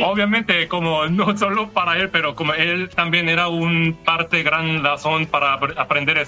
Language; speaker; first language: Spanish; non-native, learner; Korean